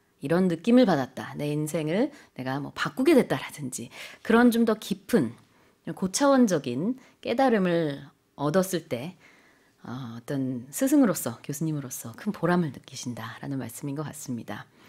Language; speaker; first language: Korean; native; Korean